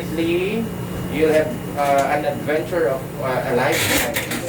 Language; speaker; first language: English; non-native, local second language; Filipino